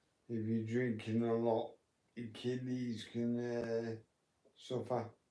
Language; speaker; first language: English; native; English